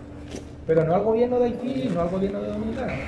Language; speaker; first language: Spanish; native; Spanish